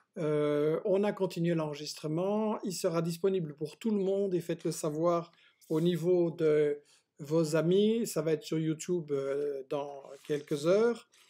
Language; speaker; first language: French; native; French